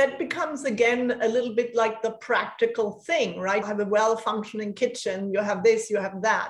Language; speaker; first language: English; non-native, fluent; German